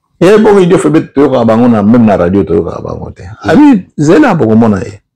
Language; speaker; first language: Lingala; non-native, local second language; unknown